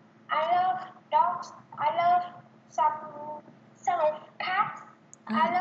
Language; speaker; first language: English; non-native, learner; Vietnamese